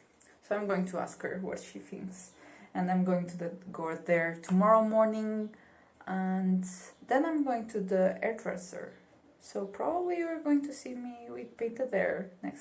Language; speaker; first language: English; non-native, fluent; Portuguese